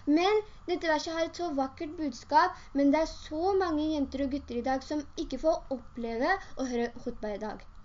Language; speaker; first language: Norwegian; early bilingual, other home language; Urdu